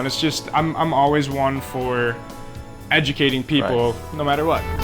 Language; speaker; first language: English; native; English